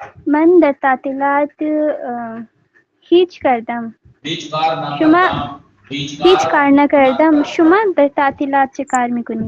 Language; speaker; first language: Persian; non-native, learner; Urdu